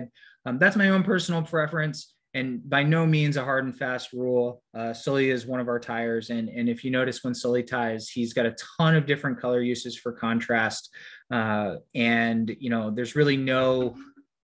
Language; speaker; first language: English; native; English